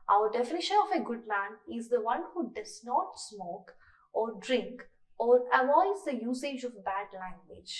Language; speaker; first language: English; non-native, local second language; Malayalam